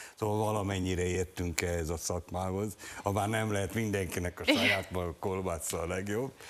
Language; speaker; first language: Hungarian; native; Hungarian